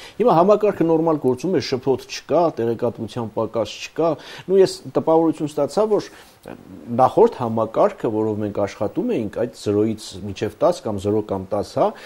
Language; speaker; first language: Armenian; native; Armenian